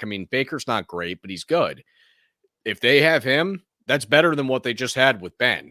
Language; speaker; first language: English; native; English